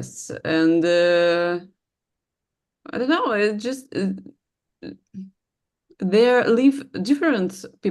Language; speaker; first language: English; non-native, learner; Russian